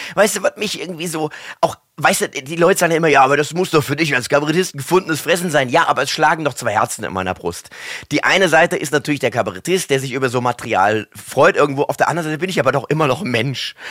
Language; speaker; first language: German; native; German